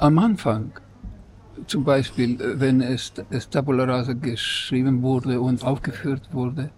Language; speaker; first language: German; non-native, fluent; Estonian